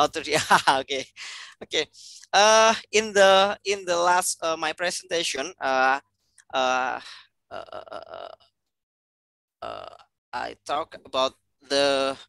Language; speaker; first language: English; non-native, fluent; Indonesian